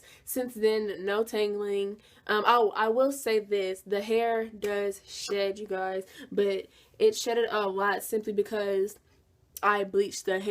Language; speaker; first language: English; native; English